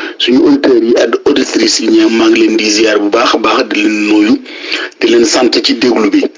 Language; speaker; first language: Wolof; non-native, local second language; Fula